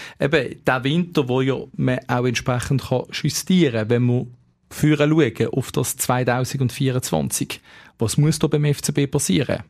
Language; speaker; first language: German; native; German